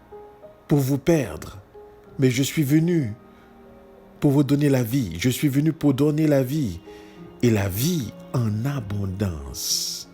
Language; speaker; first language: French; native; French